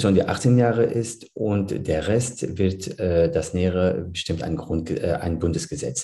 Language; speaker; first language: German; early bilingual, other home language; Turkish